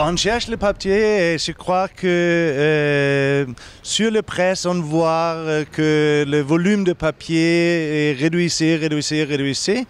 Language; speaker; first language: French; non-native, fluent; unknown